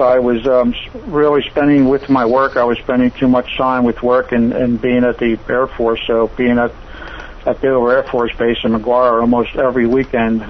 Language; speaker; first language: English; native; English